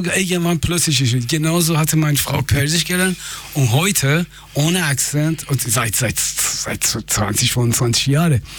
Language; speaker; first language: German; non-native, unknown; Persian